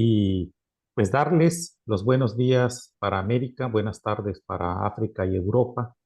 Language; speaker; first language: Spanish; native; Spanish